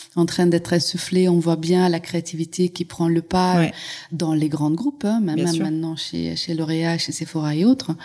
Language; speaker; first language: French; non-native, fluent; Hungarian